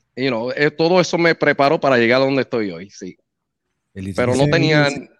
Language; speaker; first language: Spanish; native; Spanish